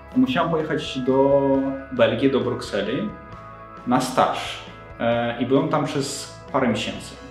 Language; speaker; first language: Polish; non-native, fluent; Ukrainian